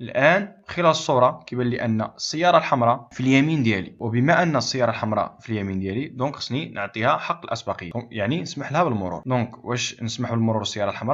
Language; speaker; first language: Arabic; native; Arabic